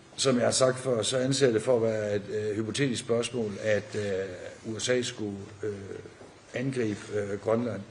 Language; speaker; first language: Danish; native; Danish